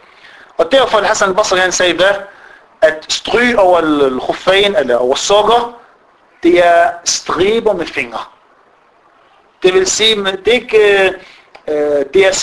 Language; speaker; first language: Danish; non-native, fluent; Arabic